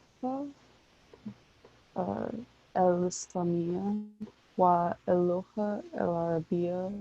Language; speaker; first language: Arabic; non-native, learner; English